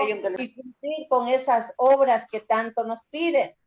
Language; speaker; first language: Spanish; native; Spanish